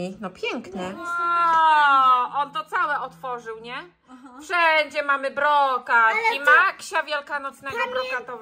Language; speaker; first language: Polish; native; Polish